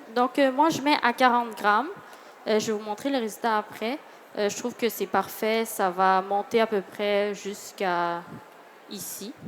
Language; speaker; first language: French; early bilingual, other home language; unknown